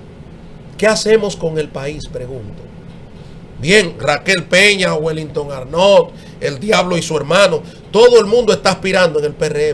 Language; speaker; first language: Spanish; native; Spanish